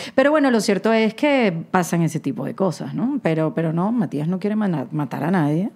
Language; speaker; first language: Spanish; native; Spanish